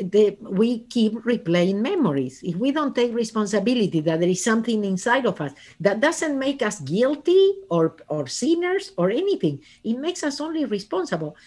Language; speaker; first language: English; non-native, fluent; Spanish